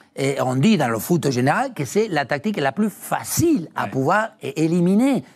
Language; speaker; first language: French; non-native, fluent; Spanish